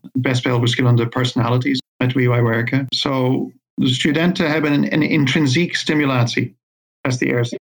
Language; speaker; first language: Dutch; non-native, fluent; English